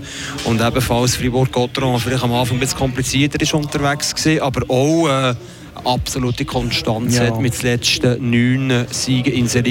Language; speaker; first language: German; native; German